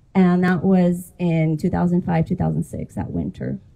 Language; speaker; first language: English; native; English